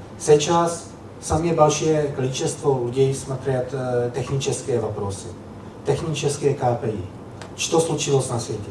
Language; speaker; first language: Russian; non-native, learner; Czech